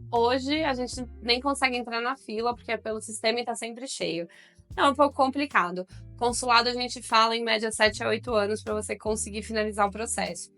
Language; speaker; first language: Portuguese; native; Portuguese